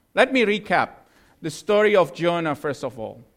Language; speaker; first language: English; non-native, fluent; Indonesian